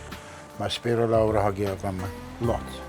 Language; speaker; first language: Welsh; non-native, learner; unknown